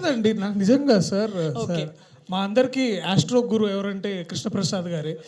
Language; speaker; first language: Telugu; native; Telugu